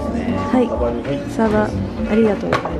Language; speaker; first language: Japanese; non-native, learner; Filipino